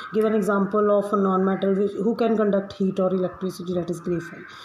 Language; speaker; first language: English; non-native, local second language; Punjabi